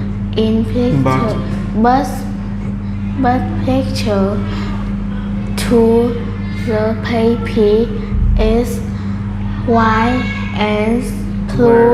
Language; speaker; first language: English; non-native, learner; Vietnamese